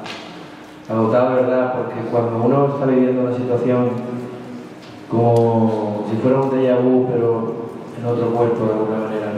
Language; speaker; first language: Spanish; native; Spanish